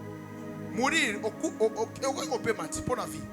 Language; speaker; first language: French; non-native, local second language; Lingala